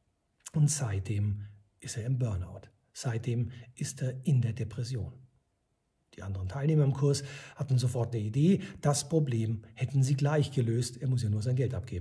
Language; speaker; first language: German; native; German